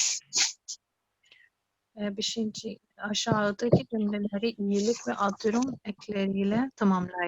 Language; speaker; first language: Turkish; non-native, learner; Urdu